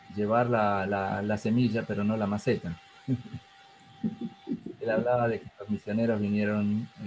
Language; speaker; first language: Spanish; native; Spanish